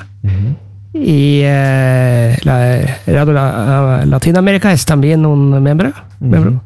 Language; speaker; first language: Spanish; non-native, learner; Norwegian